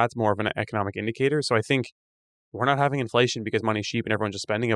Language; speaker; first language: English; native; English